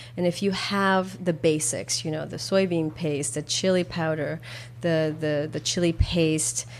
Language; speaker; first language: English; early bilingual, other home language; Korean